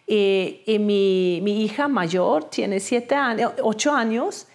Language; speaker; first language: Spanish; non-native, fluent; Swedish